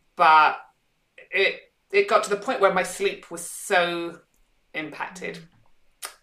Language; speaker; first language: English; native; English